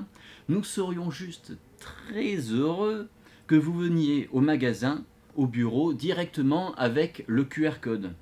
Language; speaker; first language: French; native; French